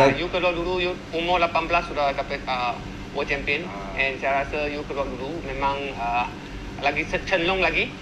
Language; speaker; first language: Malay; non-native, local second language; Chinese